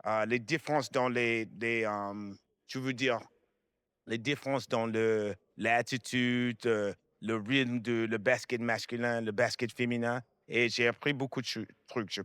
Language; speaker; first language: French; non-native, fluent; English